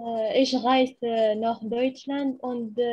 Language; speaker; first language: German; non-native, learner; Arabic